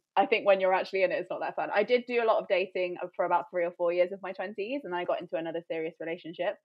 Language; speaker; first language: English; native; English